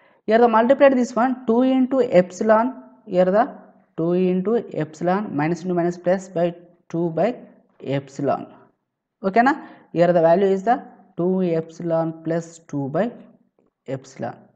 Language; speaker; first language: English; non-native, local second language; Telugu